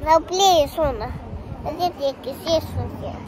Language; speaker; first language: Icelandic; early bilingual, heritage; Icelandic